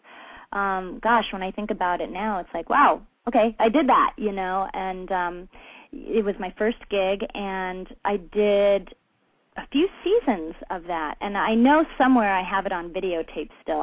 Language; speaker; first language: English; native; English